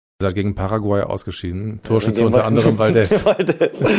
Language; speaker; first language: German; native; German